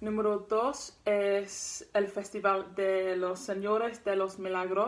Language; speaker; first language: Spanish; non-native, learner; English